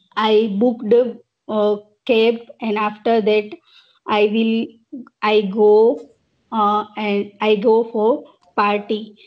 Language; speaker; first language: English; non-native, local second language; Gujarati